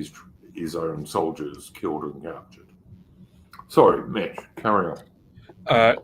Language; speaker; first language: English; native; English